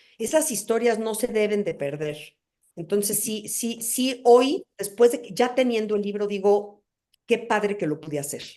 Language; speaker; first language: Spanish; native; Spanish